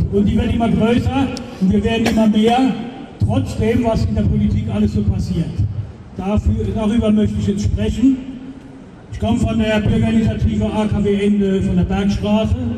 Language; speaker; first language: German; native; German